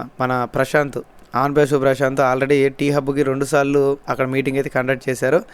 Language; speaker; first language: Telugu; native; Telugu